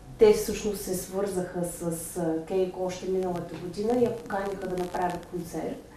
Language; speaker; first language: Bulgarian; native; Bulgarian